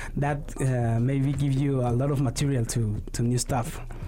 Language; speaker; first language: English; non-native, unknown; Spanish